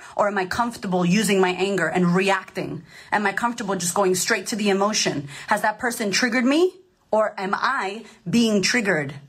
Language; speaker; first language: English; native; English